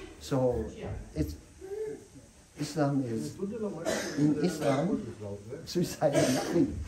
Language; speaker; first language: English; non-native, learner; Japanese